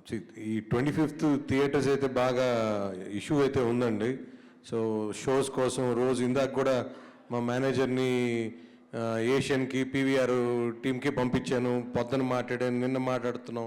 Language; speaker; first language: Telugu; native; Telugu